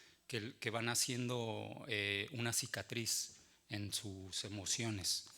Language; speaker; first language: Spanish; native; Spanish